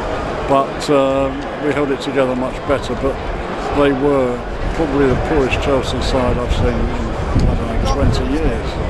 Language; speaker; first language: English; native; English